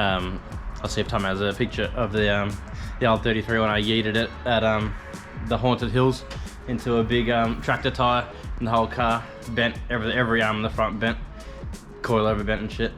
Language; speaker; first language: English; native; English